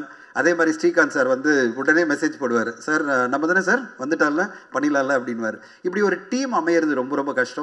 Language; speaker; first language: Tamil; native; Tamil